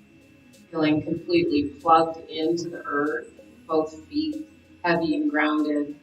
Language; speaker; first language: English; native; English